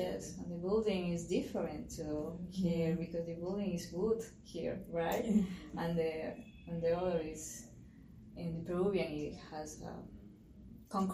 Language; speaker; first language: English; non-native, learner; Spanish